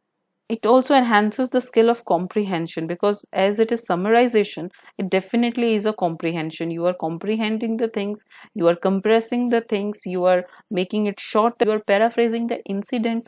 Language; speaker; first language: English; non-native, local second language; Hindi